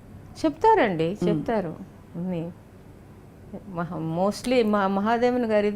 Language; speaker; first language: Telugu; non-native, local second language; Tamil